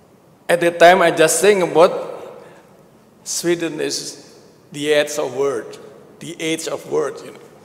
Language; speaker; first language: English; non-native, learner; Indonesian